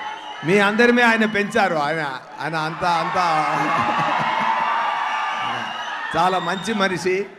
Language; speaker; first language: Telugu; non-native, learner; Tamil